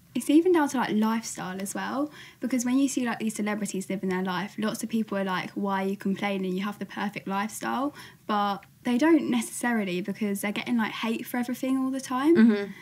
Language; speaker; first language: English; native; English